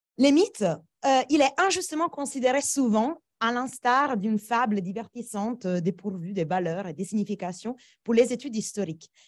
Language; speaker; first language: French; non-native, fluent; Italian